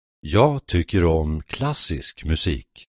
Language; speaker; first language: Swedish; non-native, fluent; Persian